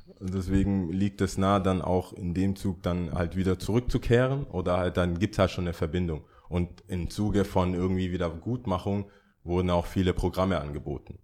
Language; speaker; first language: German; early bilingual, other home language; English